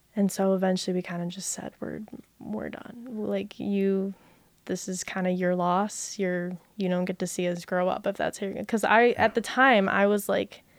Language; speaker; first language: English; native; English